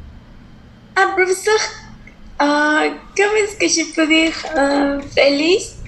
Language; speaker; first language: French; non-native, learner; Spanish